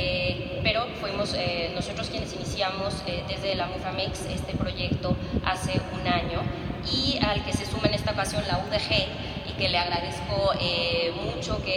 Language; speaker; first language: Spanish; native; Spanish